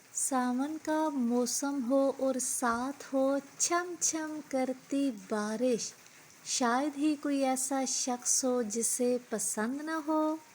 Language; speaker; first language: Urdu; non-native, local second language; Punjabi